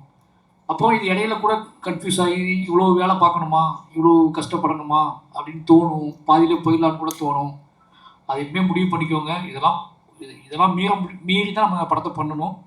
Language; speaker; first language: Tamil; native; Tamil